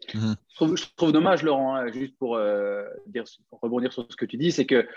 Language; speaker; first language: French; native; French